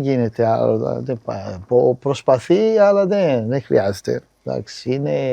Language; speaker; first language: Greek; non-native, fluent; Portuguese